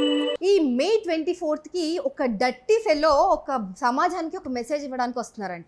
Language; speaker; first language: Telugu; native; Telugu